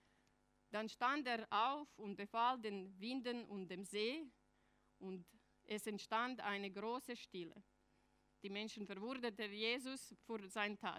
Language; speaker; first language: German; non-native, fluent; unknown